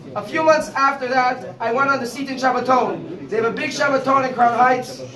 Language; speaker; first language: English; native; English